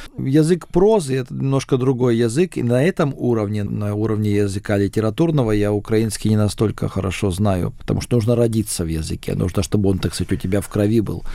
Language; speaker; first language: Russian; native; Russian